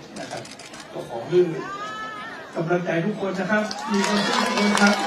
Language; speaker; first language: Thai; native; Thai